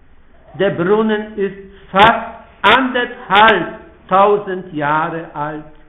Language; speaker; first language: German; non-native, fluent; Polish